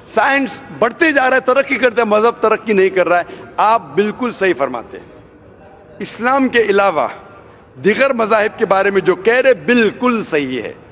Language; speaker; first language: Hindi; non-native, local second language; Konkani